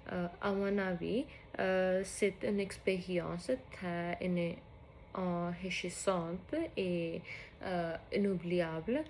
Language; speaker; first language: French; non-native, learner; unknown